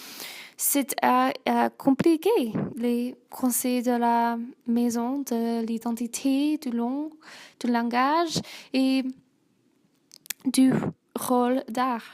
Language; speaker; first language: French; non-native, learner; English